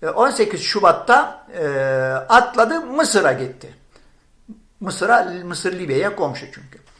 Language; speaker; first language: Turkish; non-native, fluent; Arabic